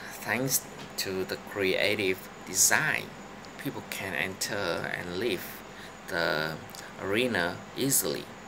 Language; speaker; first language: English; non-native, learner; Vietnamese